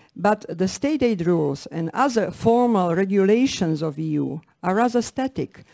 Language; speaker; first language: English; non-native, fluent; Slovak